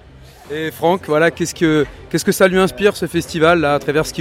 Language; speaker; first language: French; native; French